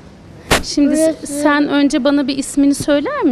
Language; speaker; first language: Turkish; native; Turkish